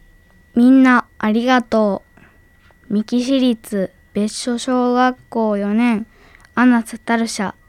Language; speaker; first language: Japanese; early bilingual, other home language; Arabic